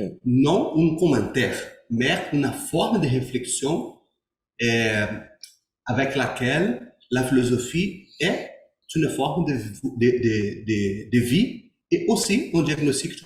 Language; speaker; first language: French; non-native, learner; Portuguese